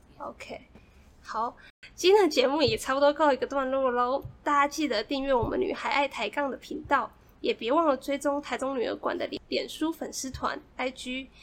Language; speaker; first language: Chinese; native; Chinese